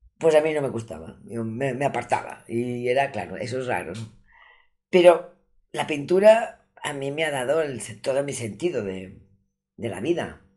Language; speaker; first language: Spanish; non-native, local second language; Catalan